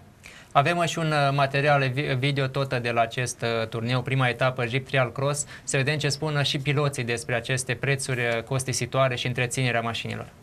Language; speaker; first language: Romanian; native; Romanian